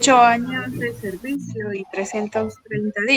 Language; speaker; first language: Spanish; native; Spanish